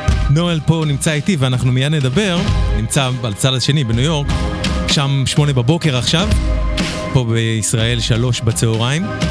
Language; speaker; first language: Hebrew; native; Hebrew